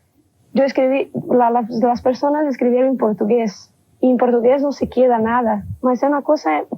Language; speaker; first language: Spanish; non-native, learner; Portuguese